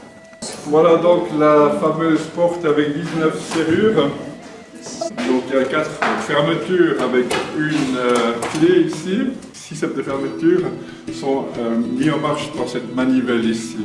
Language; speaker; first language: French; non-native, fluent; Romanian